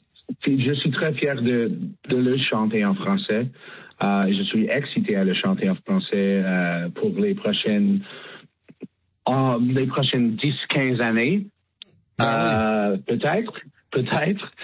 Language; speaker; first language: French; non-native, fluent; English